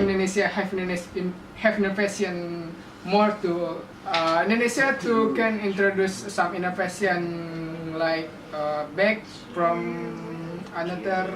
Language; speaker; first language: English; non-native, learner; Indonesian